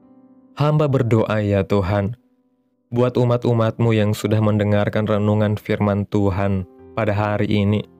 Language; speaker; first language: Indonesian; native; Indonesian